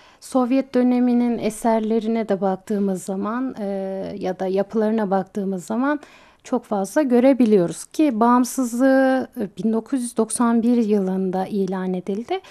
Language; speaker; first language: Turkish; native; Turkish